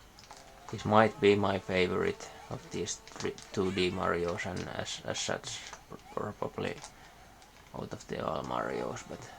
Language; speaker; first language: English; non-native, fluent; Finnish